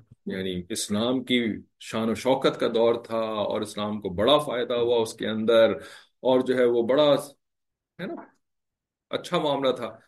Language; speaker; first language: Hindi; native; Hindi